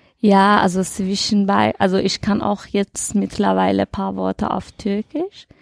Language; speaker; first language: German; non-native, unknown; Persian